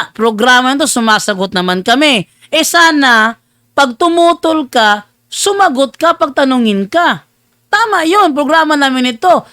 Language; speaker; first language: Filipino; native; Filipino